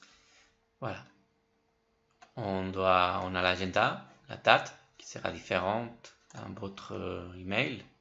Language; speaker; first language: French; non-native, fluent; Spanish